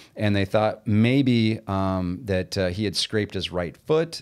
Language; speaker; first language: English; native; English